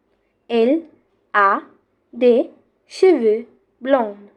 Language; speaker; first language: French; non-native, fluent; Bangla